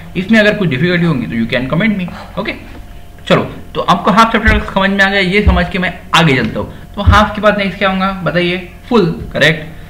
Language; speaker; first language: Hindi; non-native, local second language; Marathi